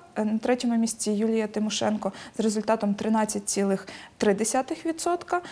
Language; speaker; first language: Ukrainian; native; Ukrainian